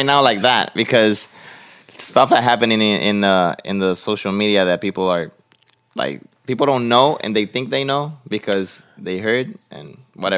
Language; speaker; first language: English; non-native, fluent; Spanish